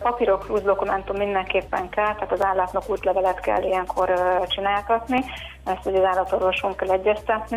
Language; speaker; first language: Hungarian; native; Hungarian